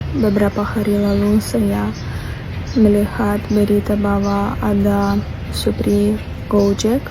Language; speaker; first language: Indonesian; non-native, fluent; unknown